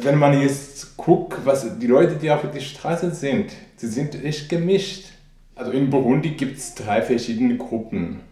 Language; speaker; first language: German; non-native, fluent; Rundi